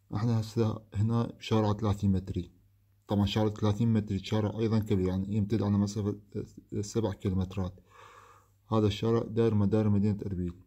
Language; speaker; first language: Arabic; native; Arabic